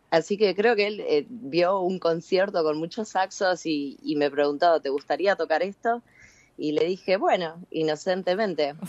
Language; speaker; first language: Spanish; native; Spanish